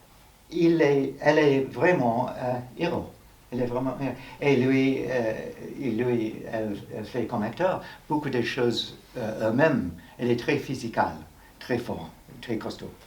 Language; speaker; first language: French; non-native, learner; English